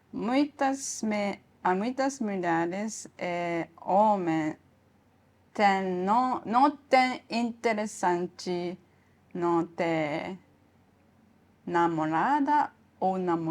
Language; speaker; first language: Portuguese; non-native, learner; Japanese